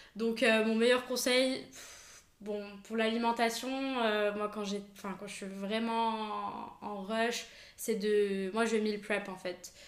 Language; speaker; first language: French; native; French